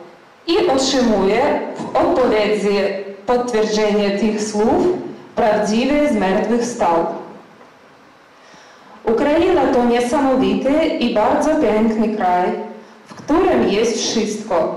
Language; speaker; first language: Polish; non-native, learner; Ukrainian